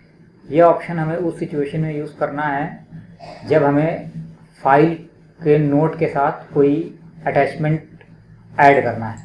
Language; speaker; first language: Hindi; native; Hindi